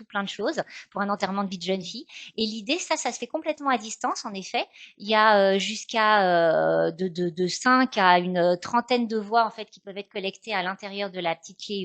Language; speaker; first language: French; native; French